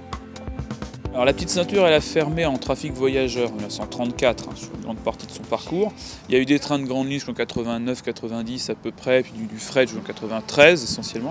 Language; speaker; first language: French; native; French